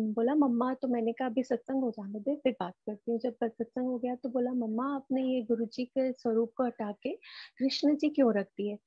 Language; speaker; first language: Hindi; native; Hindi